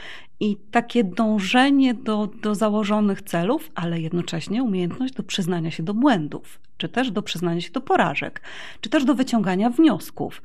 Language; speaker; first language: Polish; native; Polish